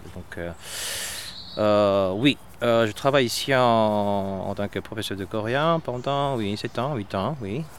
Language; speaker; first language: French; non-native, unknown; Korean